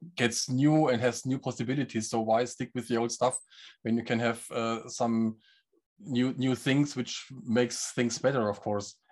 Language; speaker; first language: English; non-native, fluent; German